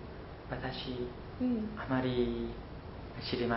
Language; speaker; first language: Japanese; non-native, learner; Khmer